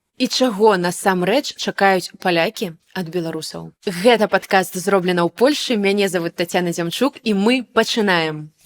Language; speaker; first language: Belarusian; non-native, local second language; Russian